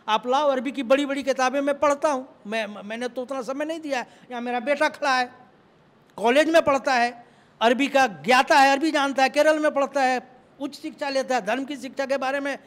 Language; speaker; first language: Hindi; native; Hindi